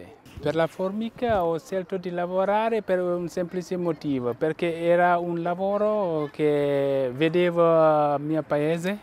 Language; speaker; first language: Italian; non-native, fluent; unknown